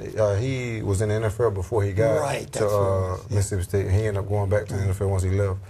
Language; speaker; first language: English; native; English